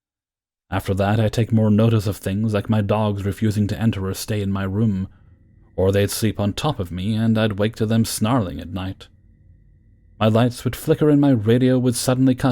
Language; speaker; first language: English; native; English